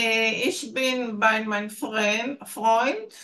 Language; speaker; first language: German; non-native, learner; Hebrew